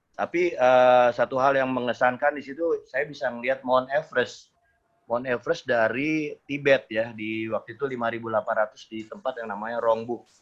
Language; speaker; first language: Indonesian; native; Indonesian